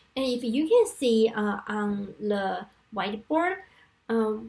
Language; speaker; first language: English; non-native, fluent; Chinese